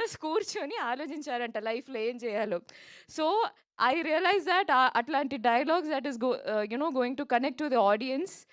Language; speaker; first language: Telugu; non-native, local second language; Malayalam